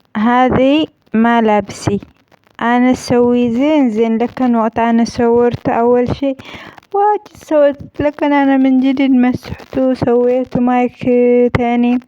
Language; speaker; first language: Arabic; non-native, learner; Amharic